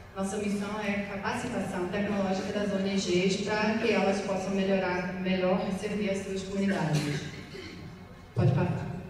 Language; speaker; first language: Portuguese; non-native, fluent; English